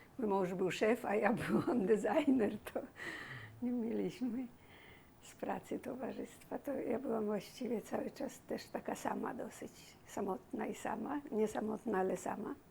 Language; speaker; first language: Polish; native; Polish